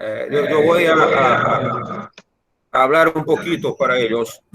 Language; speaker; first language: Spanish; non-native, learner; Portuguese